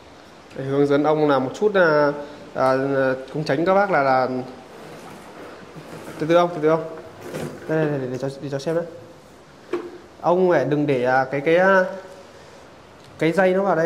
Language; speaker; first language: Vietnamese; native; Vietnamese